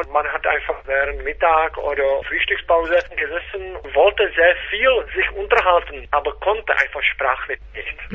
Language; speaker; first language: German; non-native, fluent; Czech